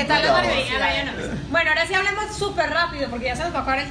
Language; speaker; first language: Spanish; native; Spanish